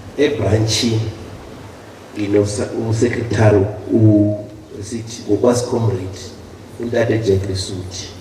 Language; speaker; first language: Zulu; non-native, local second language; Southern Sotho